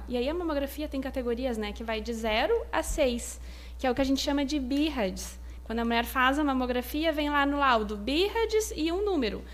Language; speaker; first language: Portuguese; native; Portuguese